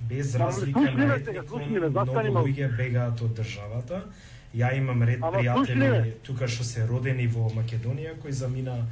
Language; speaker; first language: Macedonian; early bilingual, heritage; Macedonian